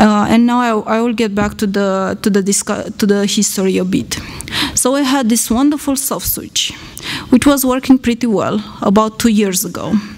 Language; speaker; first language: English; non-native, fluent; Romanian